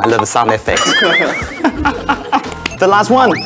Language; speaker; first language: English; non-native, fluent; Thai